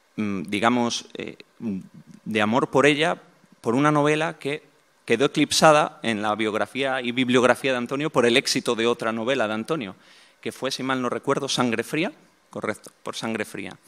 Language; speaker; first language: Spanish; native; Spanish